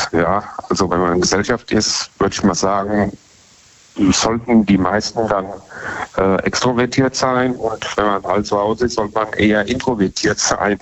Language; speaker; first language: German; native; German